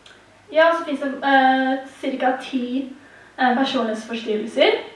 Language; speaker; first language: Norwegian; early bilingual, heritage; Tigrinya